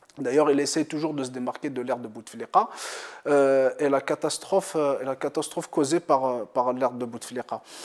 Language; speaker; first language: French; non-native, local second language; Kabyle